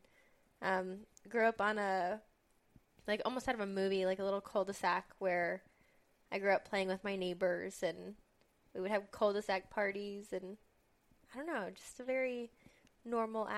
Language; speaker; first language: English; native; English